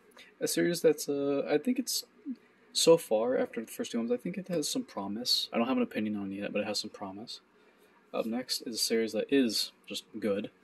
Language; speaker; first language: English; native; English